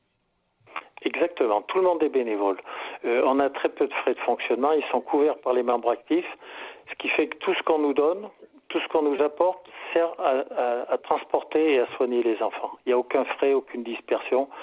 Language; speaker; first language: French; native; French